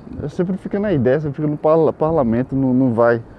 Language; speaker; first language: Portuguese; native; Portuguese